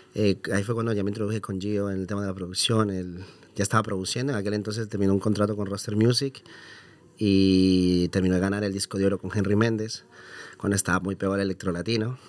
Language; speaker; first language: Spanish; native; Spanish